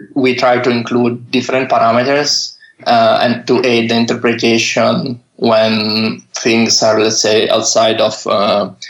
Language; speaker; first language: English; non-native, fluent; Italian